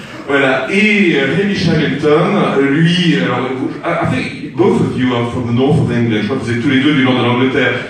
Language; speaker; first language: French; native; French